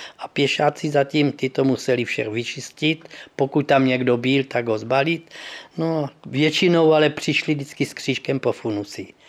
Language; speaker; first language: Czech; early bilingual, heritage; Czech